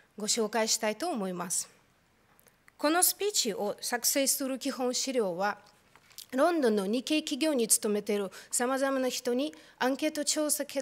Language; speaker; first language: Japanese; non-native, fluent; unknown